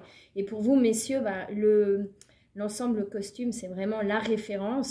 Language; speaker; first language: French; native; French